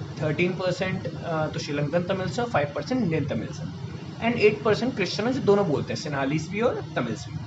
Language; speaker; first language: Hindi; native; Hindi